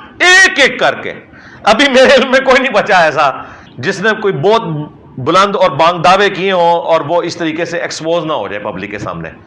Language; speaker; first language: Urdu; non-native, local second language; Punjabi